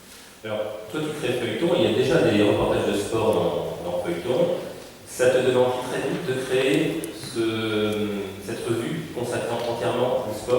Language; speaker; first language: French; native; French